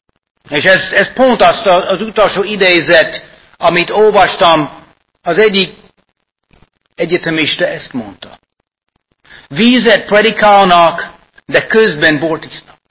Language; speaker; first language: Hungarian; non-native, fluent; English